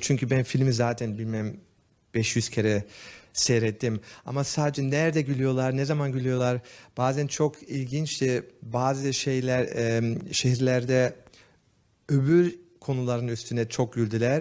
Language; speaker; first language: Turkish; early bilingual, heritage; Turkish